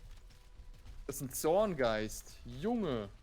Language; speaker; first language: German; native; German